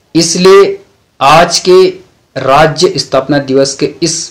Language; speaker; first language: Hindi; native; Hindi